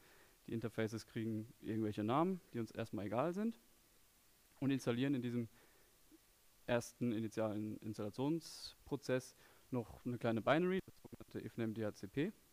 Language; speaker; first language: German; native; German